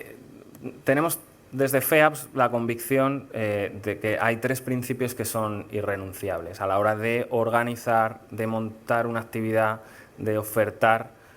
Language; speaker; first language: Spanish; native; Spanish